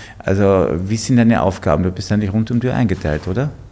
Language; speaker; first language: German; native; German